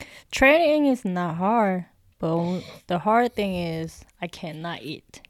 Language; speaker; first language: English; non-native, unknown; Korean